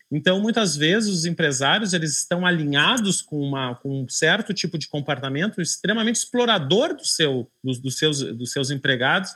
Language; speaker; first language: Portuguese; native; Portuguese